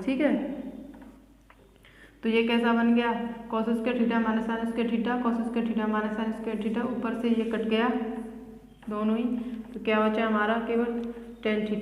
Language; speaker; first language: Hindi; native; Hindi